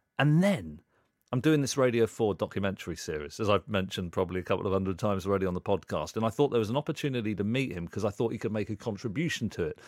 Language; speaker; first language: English; native; English